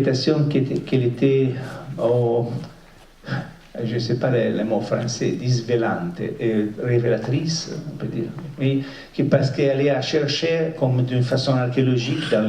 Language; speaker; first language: French; non-native, fluent; Italian